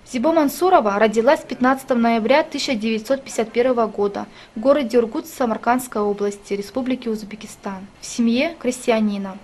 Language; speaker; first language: Russian; non-native, local second language; Tajik